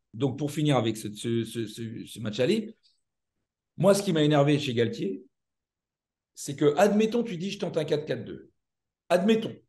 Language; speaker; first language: French; native; French